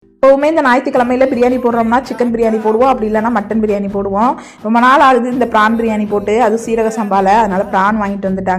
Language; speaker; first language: Tamil; native; Tamil